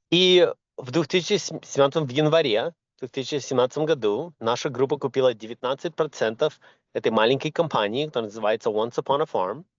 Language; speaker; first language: Russian; early bilingual, heritage; Russian